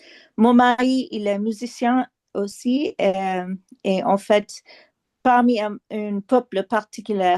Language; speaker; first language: French; non-native, fluent; English